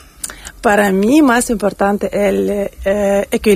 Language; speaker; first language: Spanish; non-native, learner; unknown